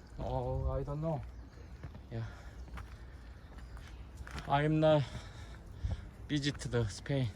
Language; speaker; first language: English; non-native, learner; Korean